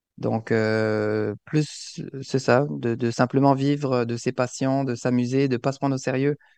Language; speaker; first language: French; native; French